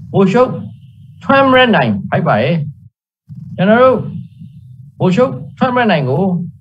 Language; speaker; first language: Burmese; native; Burmese